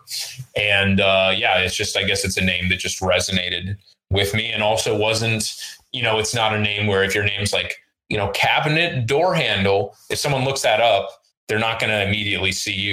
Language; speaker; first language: English; early bilingual, other home language; Russian